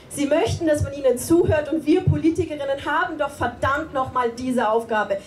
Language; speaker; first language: German; native; German